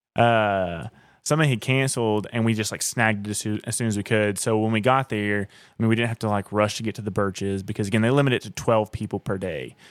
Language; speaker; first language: English; native; English